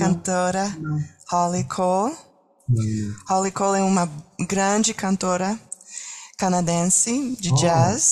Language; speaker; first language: Portuguese; non-native, learner; French